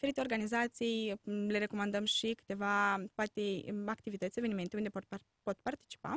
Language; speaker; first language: Romanian; native; Romanian